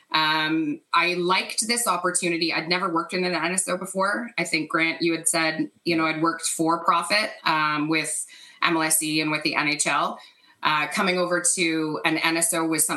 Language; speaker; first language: English; native; English